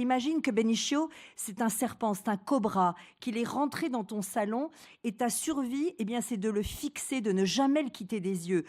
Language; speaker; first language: French; native; French